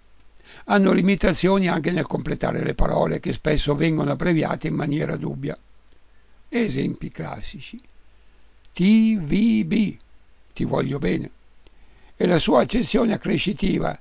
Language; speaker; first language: Italian; native; Italian